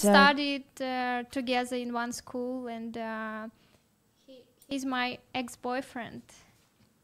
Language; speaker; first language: English; non-native, learner; Russian